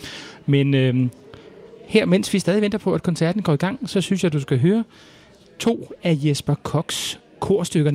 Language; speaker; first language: Danish; native; Danish